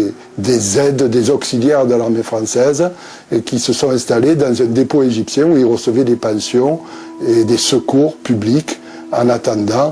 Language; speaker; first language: French; native; French